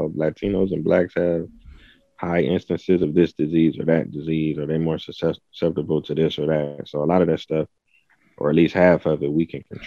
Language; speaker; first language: English; native; English